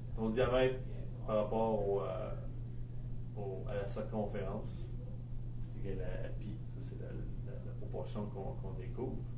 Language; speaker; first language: French; native; French